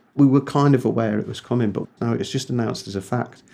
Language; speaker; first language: English; native; English